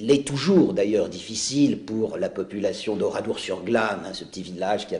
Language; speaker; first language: French; native; French